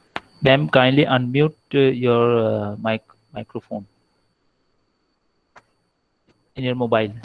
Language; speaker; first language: English; non-native, local second language; Bangla